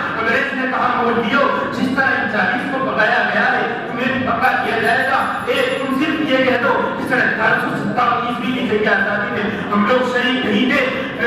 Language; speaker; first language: Urdu; native; Urdu